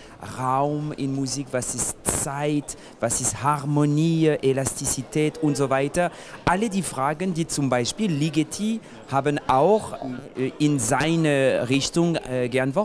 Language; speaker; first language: German; non-native, fluent; French